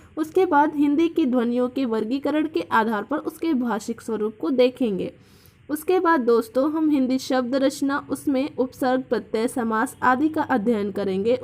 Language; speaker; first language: Hindi; native; Hindi